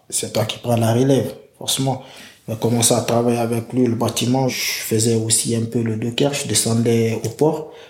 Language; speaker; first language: French; non-native, local second language; Fula